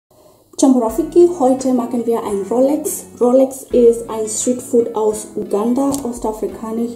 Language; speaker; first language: German; non-native, fluent; Swahili